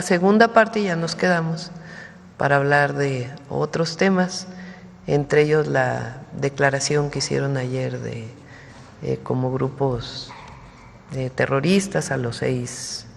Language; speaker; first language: Spanish; native; Spanish